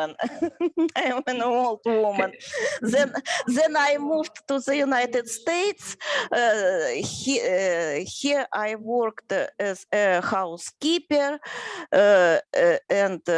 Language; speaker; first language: English; non-native, learner; Russian